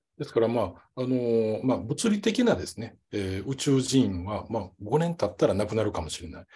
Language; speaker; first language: Japanese; native; Japanese